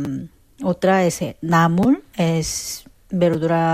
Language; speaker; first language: Spanish; non-native, fluent; Korean